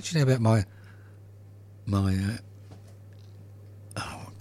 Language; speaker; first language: English; non-native, local second language; Italian